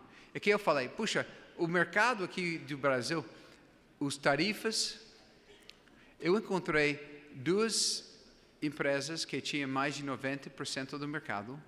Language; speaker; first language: Portuguese; non-native, fluent; English